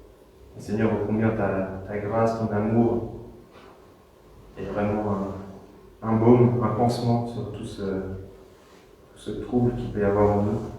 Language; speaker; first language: French; native; French